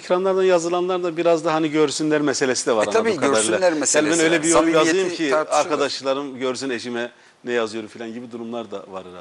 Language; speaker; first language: Turkish; native; Turkish